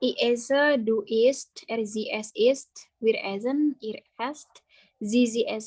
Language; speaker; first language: German; non-native, learner; Indonesian